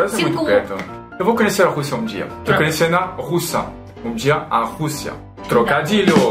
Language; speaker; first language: Portuguese; non-native, fluent; French